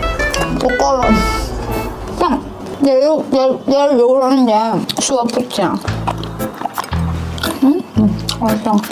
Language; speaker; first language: Chinese; non-native, learner; Korean